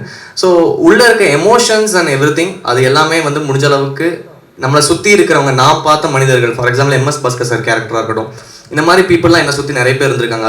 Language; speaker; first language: Tamil; native; Tamil